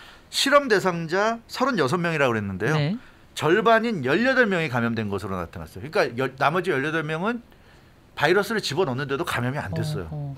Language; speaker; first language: Korean; native; Korean